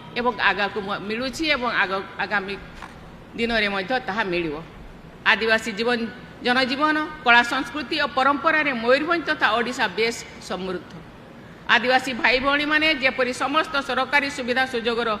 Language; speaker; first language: Odia; non-native, local second language; Santali